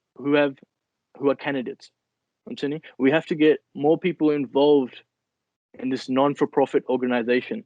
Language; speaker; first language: English; early bilingual, other home language; Nepali